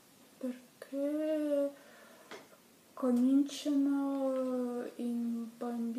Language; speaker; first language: Italian; non-native, learner; Russian